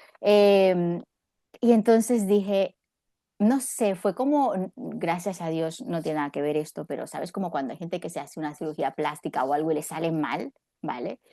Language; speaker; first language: Spanish; native; Spanish